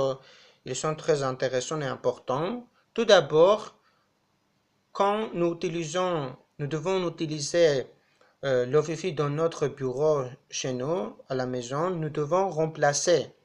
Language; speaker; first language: French; non-native, fluent; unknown